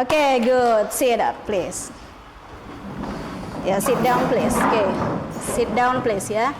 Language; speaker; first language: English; non-native, learner; Indonesian